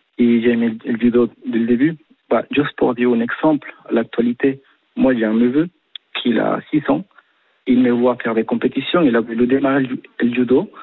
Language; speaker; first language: French; non-native, fluent; Spanish